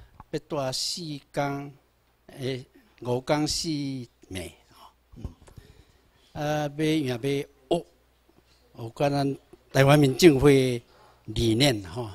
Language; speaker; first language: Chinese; non-native, local second language; Min Nan Chinese